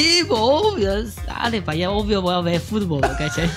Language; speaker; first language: Spanish; non-native, learner; Chinese